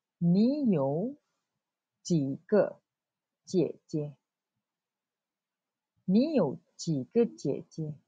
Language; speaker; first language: Chinese; non-native, local second language; Malay